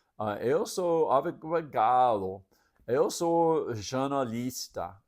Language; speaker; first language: Portuguese; non-native, learner; English